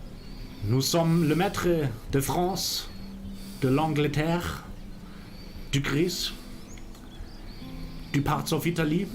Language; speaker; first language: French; non-native, learner; German